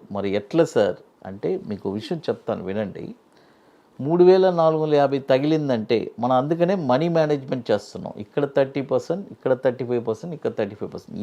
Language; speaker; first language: Telugu; native; Telugu